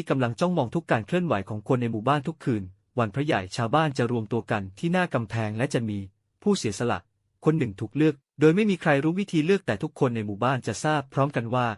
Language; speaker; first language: Thai; native; Thai